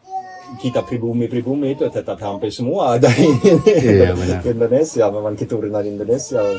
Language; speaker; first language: Indonesian; non-native, fluent; Swedish